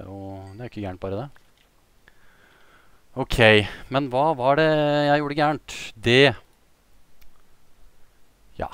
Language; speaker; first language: Norwegian; native; Norwegian